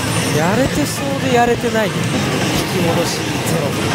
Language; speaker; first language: Japanese; native; Japanese